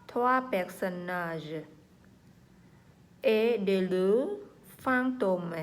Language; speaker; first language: French; non-native, learner; Vietnamese